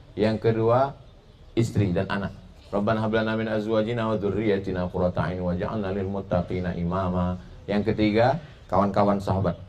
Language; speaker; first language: Indonesian; native; Indonesian